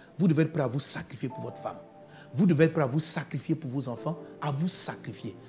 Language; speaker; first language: French; non-native, local second language; Dyula